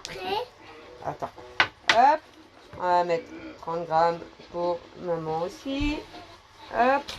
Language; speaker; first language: French; native; French